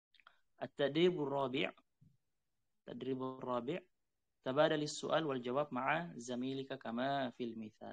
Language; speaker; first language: Arabic; non-native, fluent; Indonesian